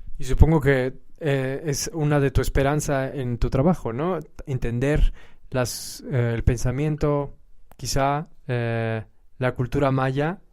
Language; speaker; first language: Spanish; native; Spanish